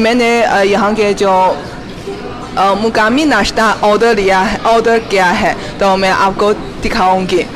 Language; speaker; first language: Hindi; non-native, fluent; Chinese